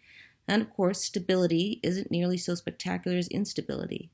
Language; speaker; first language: English; native; English